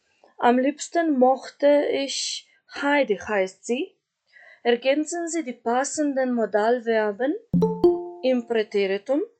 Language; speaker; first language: German; non-native, fluent; Macedonian